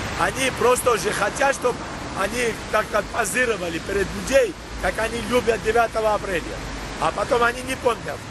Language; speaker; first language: Russian; non-native, local second language; Georgian